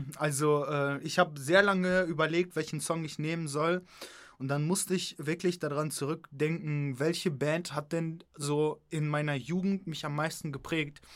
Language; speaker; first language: German; early bilingual, other home language; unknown